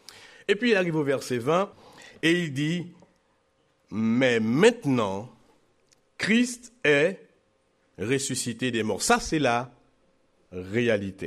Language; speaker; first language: French; native; French